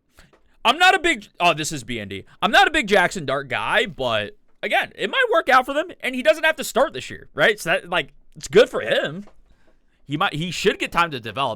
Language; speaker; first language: English; native; English